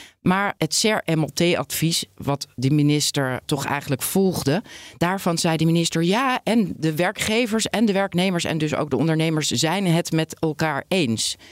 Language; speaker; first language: Dutch; native; Dutch